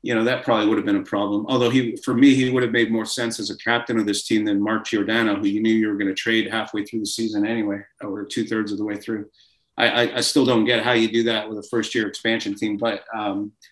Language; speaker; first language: English; native; English